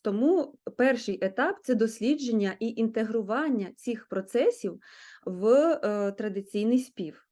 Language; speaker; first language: Ukrainian; native; Ukrainian